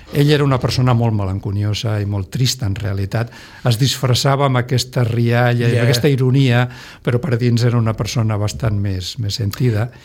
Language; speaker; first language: Catalan; non-native, local second language; Spanish